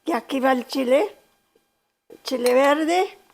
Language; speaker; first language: Spanish; early bilingual, other home language; English